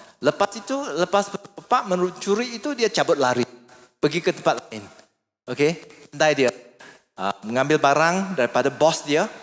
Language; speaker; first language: Malay; non-native, local second language; English